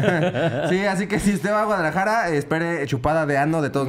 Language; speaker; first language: Spanish; native; Spanish